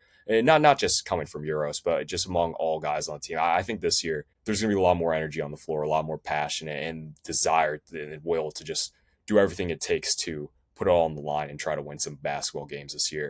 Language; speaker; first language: English; native; English